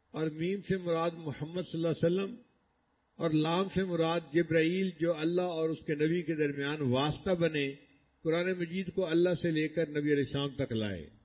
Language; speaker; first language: Urdu; non-native, local second language; Punjabi